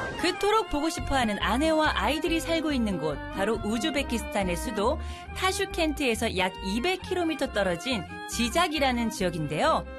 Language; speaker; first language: Korean; native; Korean